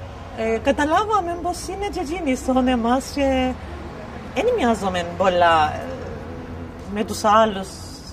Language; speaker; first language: Greek; non-native, local second language; Turkish